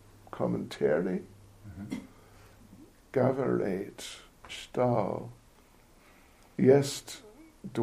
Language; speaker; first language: Russian; non-native, learner; English